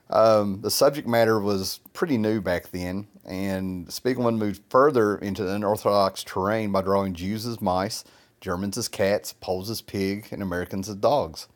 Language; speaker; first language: English; native; English